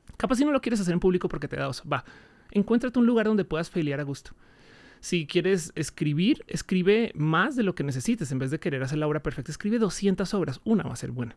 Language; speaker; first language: Spanish; native; Spanish